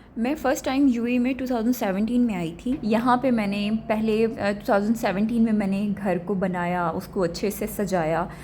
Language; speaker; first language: Urdu; native; Urdu